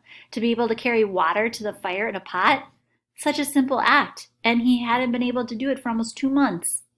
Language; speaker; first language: English; native; English